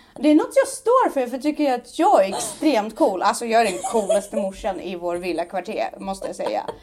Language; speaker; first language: Swedish; early bilingual, other home language; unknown